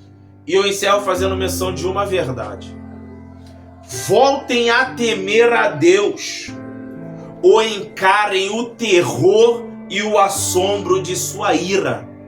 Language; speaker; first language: Portuguese; native; Portuguese